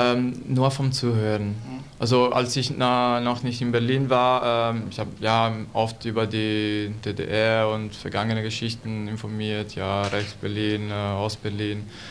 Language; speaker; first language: German; non-native, learner; Italian